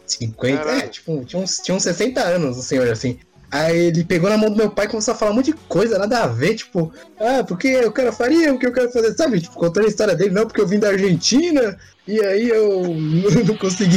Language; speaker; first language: Portuguese; native; Portuguese